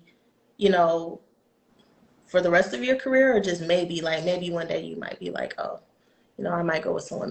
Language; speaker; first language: English; native; English